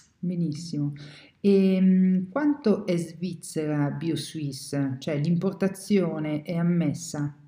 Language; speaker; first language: Italian; native; Italian